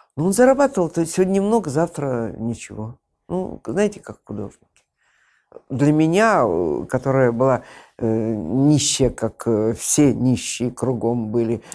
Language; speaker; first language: Russian; native; Russian